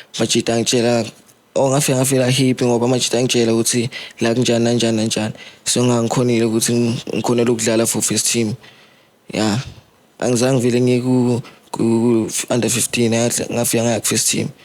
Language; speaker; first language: Zulu; non-native, local second language; Swati